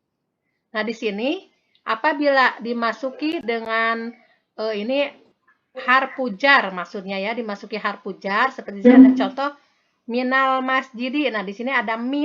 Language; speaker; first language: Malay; non-native, local second language; Sundanese